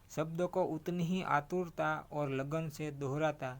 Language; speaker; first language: Hindi; non-native, local second language; Gujarati